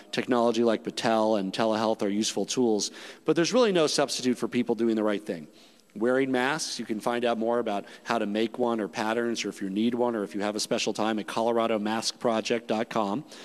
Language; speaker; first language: English; native; English